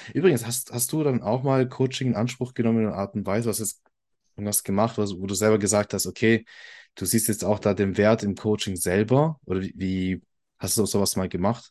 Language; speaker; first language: German; early bilingual, other home language; Italian